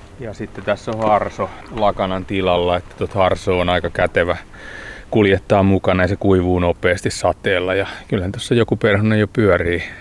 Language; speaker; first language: Finnish; native; Finnish